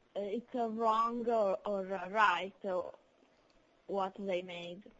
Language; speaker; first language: English; non-native, learner; Italian